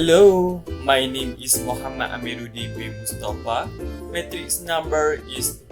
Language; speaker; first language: English; non-native, local second language; Malay